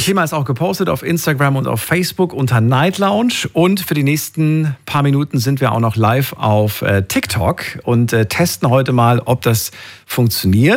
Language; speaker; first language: German; native; German